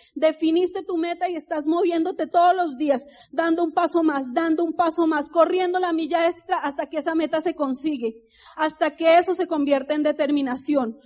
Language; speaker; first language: Spanish; native; Spanish